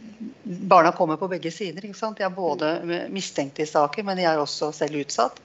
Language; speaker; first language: Norwegian; native; Norwegian